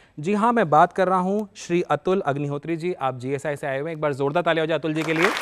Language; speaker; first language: Hindi; native; Hindi